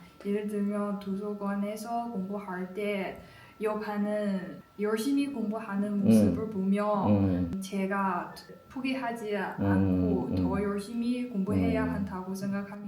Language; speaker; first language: Korean; non-native, learner; Chinese